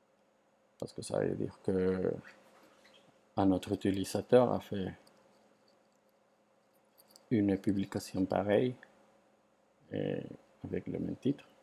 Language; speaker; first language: French; non-native, fluent; Spanish